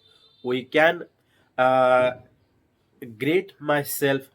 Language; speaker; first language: English; non-native, learner; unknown